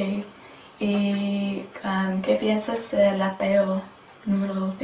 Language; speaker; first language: Spanish; non-native, learner; English